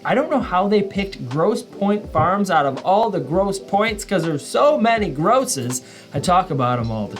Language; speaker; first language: English; native; English